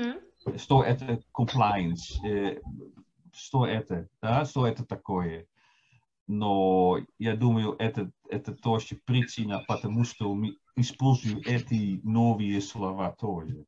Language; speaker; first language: Russian; non-native, fluent; Dutch